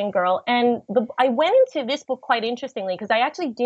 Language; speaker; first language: English; native; English